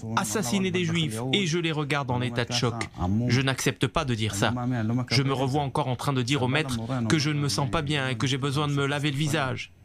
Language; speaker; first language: French; non-native, fluent; Arabic